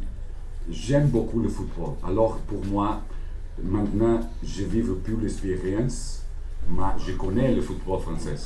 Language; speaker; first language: French; non-native, learner; Portuguese